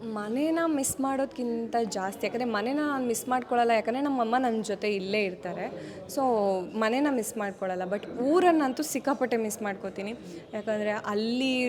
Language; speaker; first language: Kannada; non-native, local second language; Konkani